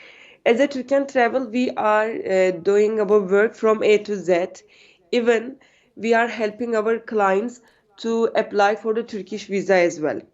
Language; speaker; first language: English; non-native, learner; Turkish